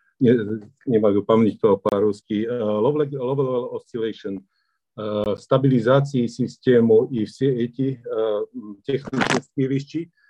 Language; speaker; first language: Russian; non-native, fluent; Slovak